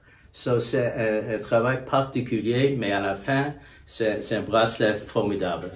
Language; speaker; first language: French; non-native, fluent; English